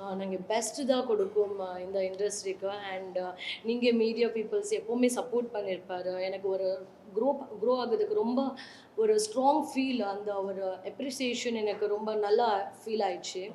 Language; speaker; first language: Tamil; non-native, learner; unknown